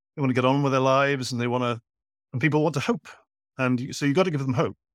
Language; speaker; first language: English; native; English